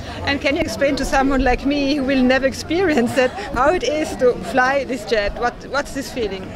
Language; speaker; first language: English; non-native, fluent; German